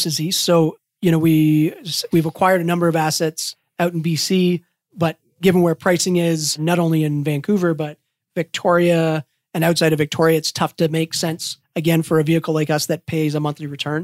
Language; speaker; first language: English; native; English